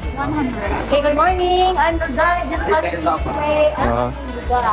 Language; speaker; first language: English; non-native, local second language; Cebuano